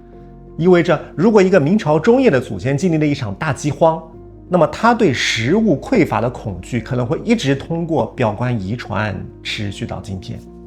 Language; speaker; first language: Chinese; native; Chinese